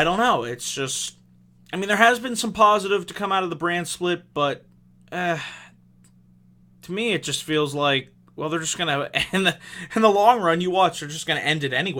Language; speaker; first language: English; native; English